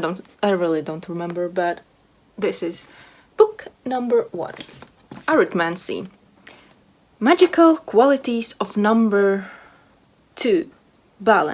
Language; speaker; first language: English; non-native, fluent; Latvian